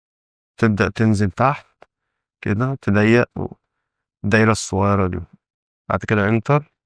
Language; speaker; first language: Arabic; native; Arabic